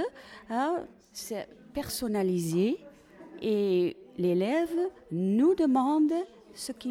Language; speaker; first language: French; non-native, fluent; Dutch